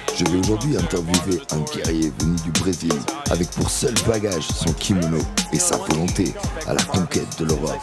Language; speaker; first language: French; native; French